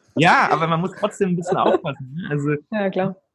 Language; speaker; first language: German; native; German